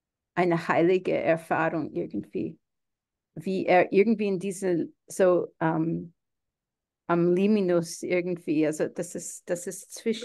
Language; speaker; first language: German; non-native, fluent; English